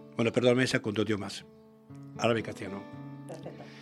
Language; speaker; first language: Spanish; non-native, learner; Arabic